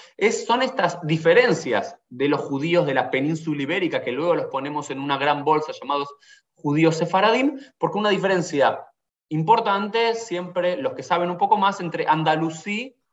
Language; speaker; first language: Spanish; native; Spanish